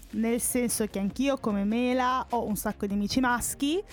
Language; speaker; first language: Italian; early bilingual, other home language; Spanish